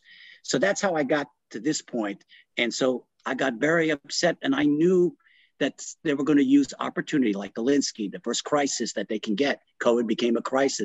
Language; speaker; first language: English; early bilingual, other home language; Italian